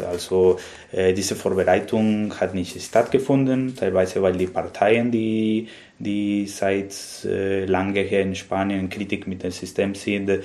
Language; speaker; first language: German; non-native, fluent; Spanish